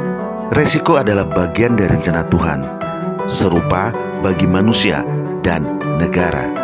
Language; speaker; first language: Indonesian; native; Indonesian